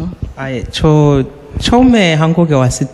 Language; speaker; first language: Korean; non-native, learner; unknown